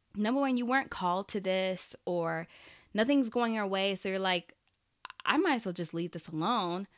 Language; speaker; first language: English; early bilingual, other home language; Haitian Creole